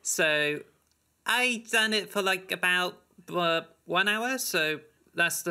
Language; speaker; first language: English; native; English